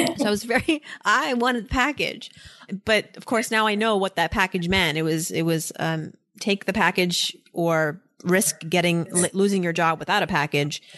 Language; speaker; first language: English; native; English